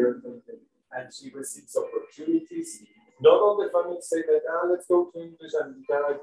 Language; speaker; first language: English; non-native, fluent; Spanish